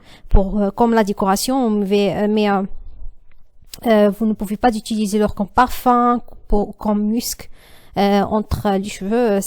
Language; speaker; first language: French; non-native, learner; Arabic